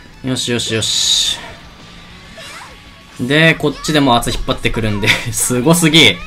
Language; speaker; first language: Japanese; native; Japanese